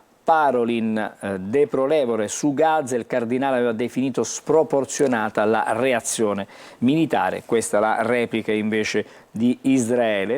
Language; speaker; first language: Italian; native; Italian